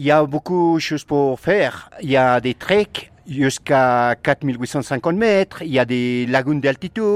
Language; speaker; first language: French; non-native, learner; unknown